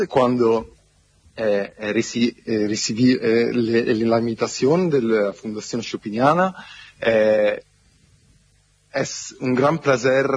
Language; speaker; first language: Spanish; non-native, fluent; Italian